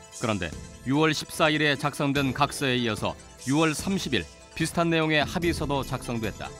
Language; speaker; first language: Korean; native; Korean